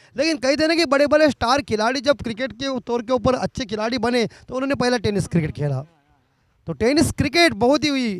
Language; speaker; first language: Hindi; non-native, local second language; Marathi